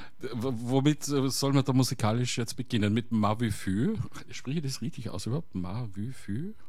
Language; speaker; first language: German; native; German